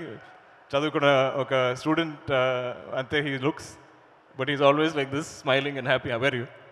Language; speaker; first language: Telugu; non-native, learner; Malayalam